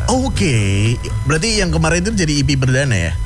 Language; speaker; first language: Indonesian; native; Indonesian